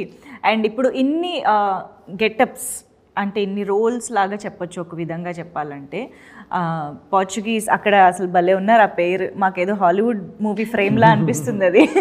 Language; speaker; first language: Telugu; native; Telugu